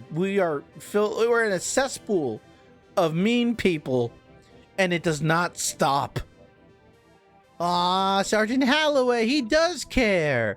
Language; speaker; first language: English; native; English